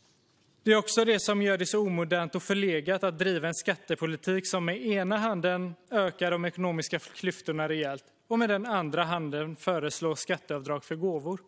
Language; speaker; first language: Swedish; native; Swedish